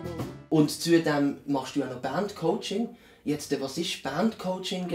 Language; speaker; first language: German; native; German